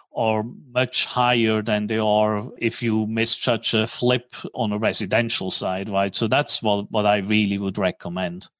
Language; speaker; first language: English; non-native, fluent; German